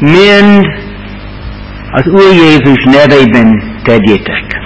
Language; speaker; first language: Hungarian; non-native, fluent; English